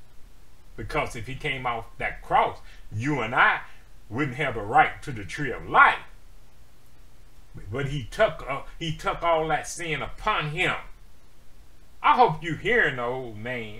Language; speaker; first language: English; native; English